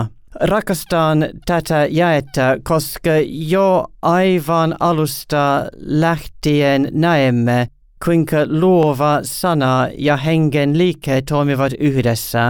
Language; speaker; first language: Finnish; non-native, learner; English